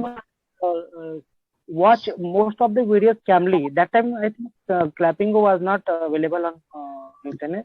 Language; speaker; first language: English; non-native, learner; Marathi